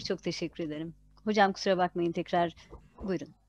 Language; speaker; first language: Turkish; native; Turkish